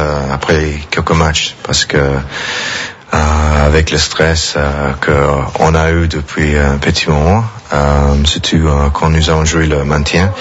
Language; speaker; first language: French; non-native, fluent; English